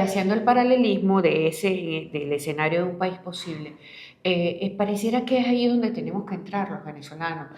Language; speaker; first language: Spanish; native; Spanish